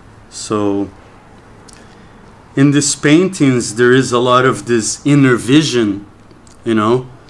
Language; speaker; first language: English; non-native, fluent; Portuguese